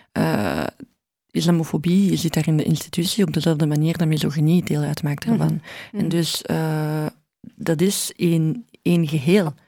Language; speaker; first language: Dutch; early bilingual, other home language; Arabic